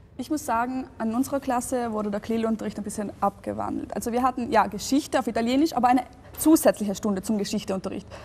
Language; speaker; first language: German; native; German